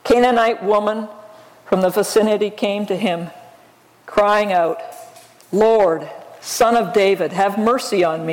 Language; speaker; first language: English; native; English